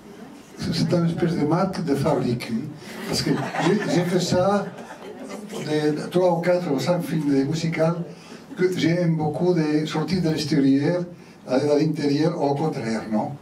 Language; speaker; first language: French; non-native, learner; Spanish